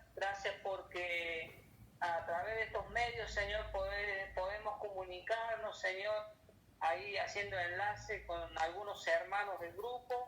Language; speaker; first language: Spanish; native; Spanish